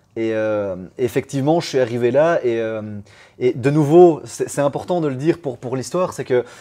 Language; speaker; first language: French; native; French